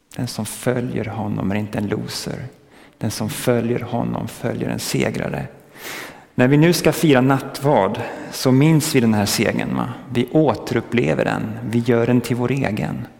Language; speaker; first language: Swedish; early bilingual, other home language; French